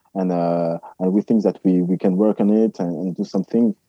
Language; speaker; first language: English; non-native, fluent; French